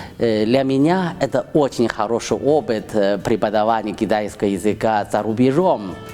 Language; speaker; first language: Russian; non-native, fluent; Chinese